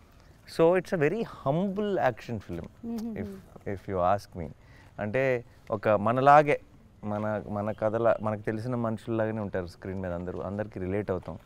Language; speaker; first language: Telugu; native; Telugu